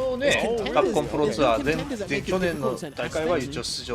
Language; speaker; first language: Japanese; native; Japanese